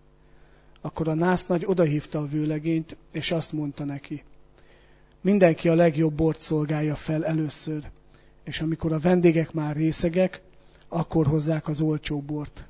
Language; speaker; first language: Hungarian; native; Hungarian